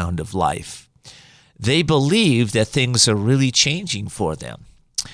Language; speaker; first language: English; native; English